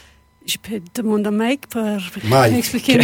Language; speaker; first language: French; non-native, fluent; English